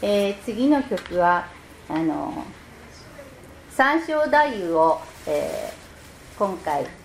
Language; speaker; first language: Japanese; native; Japanese